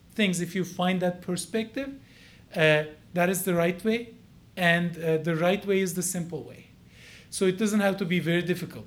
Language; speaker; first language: English; non-native, fluent; Turkish